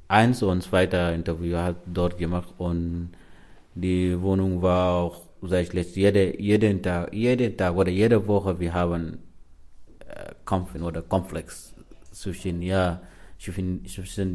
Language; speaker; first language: German; non-native, learner; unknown